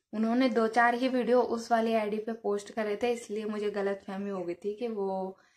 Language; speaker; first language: Hindi; native; Hindi